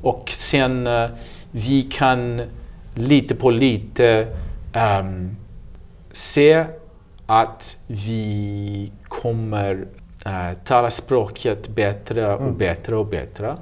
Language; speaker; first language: Swedish; non-native, learner; English